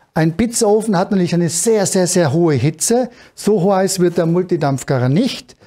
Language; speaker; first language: German; native; German